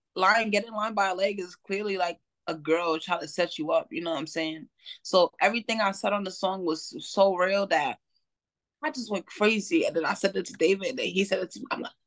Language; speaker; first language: English; native; English